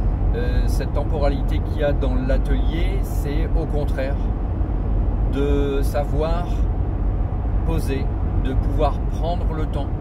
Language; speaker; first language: French; native; French